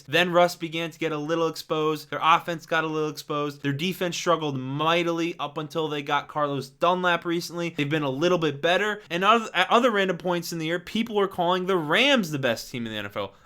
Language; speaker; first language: English; native; English